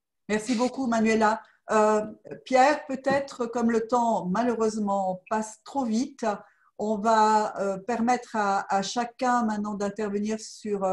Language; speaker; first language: French; native; French